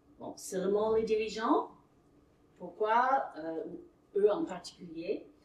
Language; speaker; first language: French; non-native, fluent; English